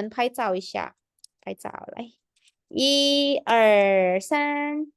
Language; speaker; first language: Chinese; non-native, fluent; Indonesian